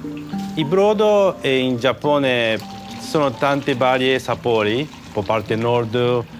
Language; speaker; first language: Italian; non-native, learner; Japanese